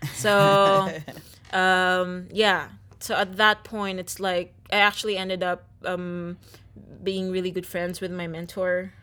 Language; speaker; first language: English; non-native, local second language; Filipino